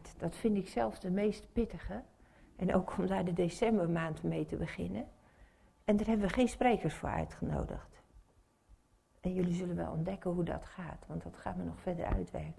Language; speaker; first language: Dutch; native; Dutch